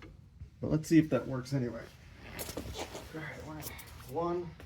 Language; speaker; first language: English; native; English